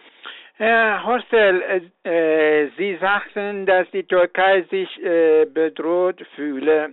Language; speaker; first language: German; non-native, fluent; Persian